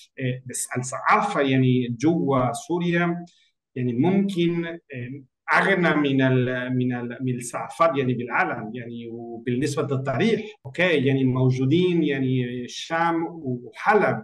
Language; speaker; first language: Arabic; non-native, learner; Spanish